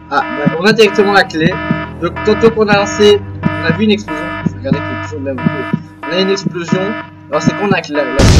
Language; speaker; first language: French; native; French